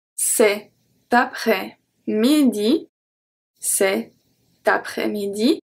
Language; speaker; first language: French; native; French